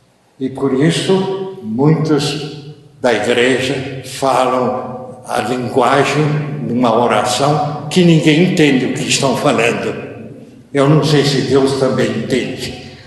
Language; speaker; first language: Portuguese; early bilingual, other home language; Japanese